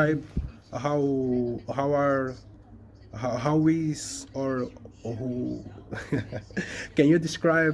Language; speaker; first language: English; non-native, learner; Portuguese